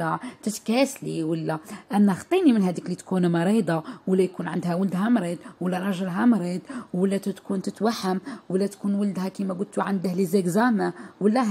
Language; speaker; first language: Arabic; native; Arabic